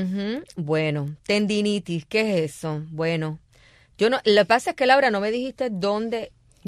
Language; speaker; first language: Spanish; native; Spanish